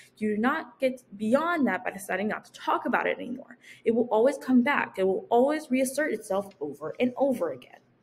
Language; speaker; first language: English; native; English